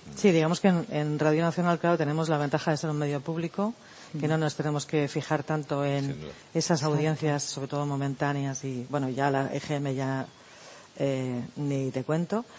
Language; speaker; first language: Spanish; native; Spanish